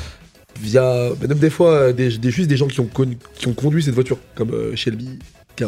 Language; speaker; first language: French; native; French